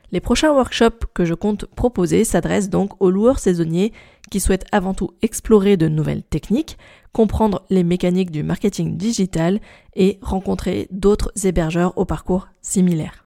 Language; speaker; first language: French; native; French